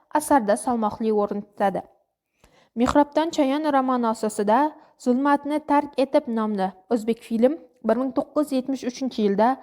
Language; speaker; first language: Uzbek; non-native, local second language; Kara-Kalpak